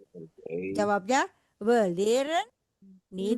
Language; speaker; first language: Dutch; non-native, fluent; Indonesian